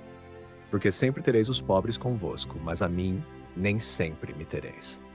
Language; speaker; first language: Portuguese; native; Portuguese